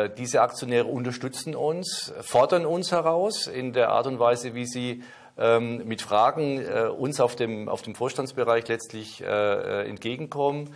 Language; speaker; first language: German; native; German